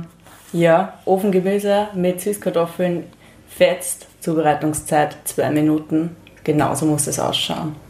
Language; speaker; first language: German; native; German